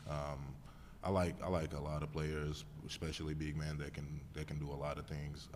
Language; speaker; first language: English; non-native, fluent; Portuguese